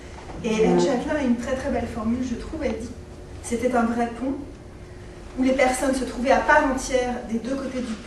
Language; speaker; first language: French; native; French